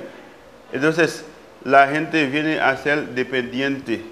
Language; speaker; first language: Spanish; non-native, fluent; Haitian Creole